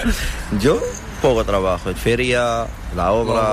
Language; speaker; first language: Spanish; non-native, learner; Arabic